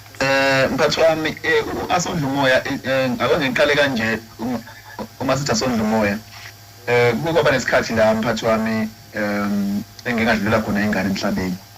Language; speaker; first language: Zulu; native; Zulu